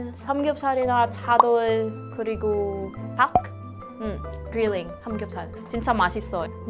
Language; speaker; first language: Korean; non-native, learner; Filipino